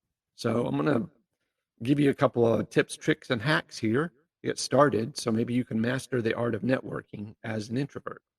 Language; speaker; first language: English; native; English